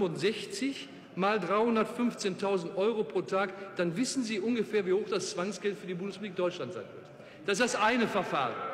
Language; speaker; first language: German; native; German